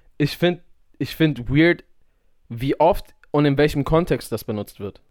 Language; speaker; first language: German; native; German